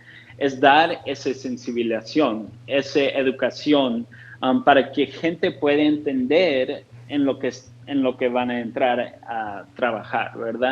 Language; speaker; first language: Spanish; non-native, fluent; English